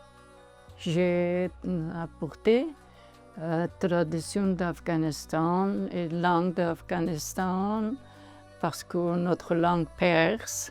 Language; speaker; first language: French; non-native, learner; Persian